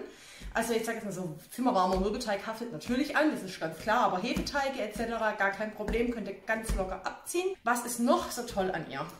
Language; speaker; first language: German; native; German